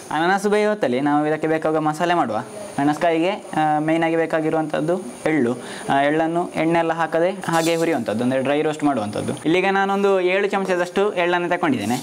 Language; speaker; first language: Kannada; native; Kannada